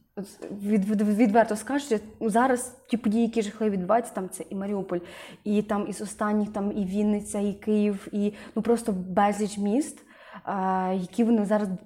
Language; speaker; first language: Ukrainian; native; Ukrainian